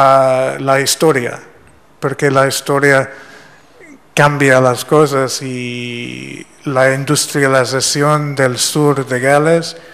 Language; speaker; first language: Spanish; non-native, fluent; English